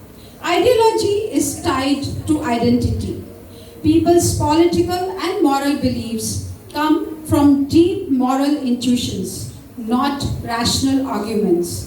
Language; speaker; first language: English; non-native, local second language; Marathi